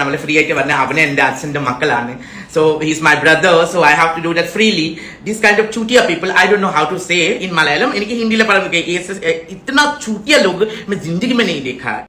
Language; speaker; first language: Malayalam; non-native, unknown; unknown